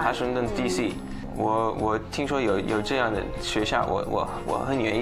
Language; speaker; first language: Chinese; non-native, fluent; English